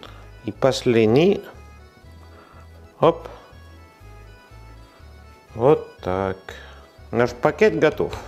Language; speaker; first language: Russian; non-native, learner; French